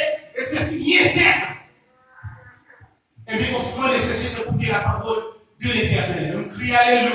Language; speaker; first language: French; non-native, local second language; Haitian Creole